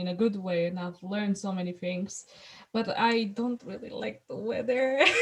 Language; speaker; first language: English; non-native, fluent; Romanian